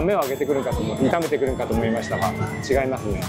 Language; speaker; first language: Japanese; native; Japanese